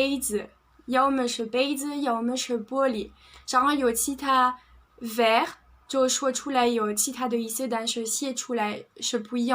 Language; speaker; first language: Chinese; non-native, fluent; French